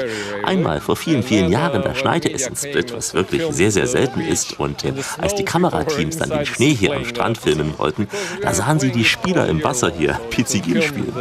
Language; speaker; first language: German; native; German